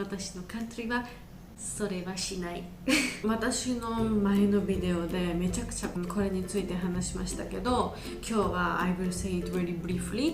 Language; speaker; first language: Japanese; non-native, learner; Georgian